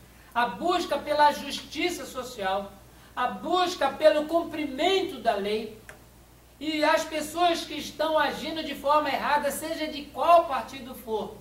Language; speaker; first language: Portuguese; native; Portuguese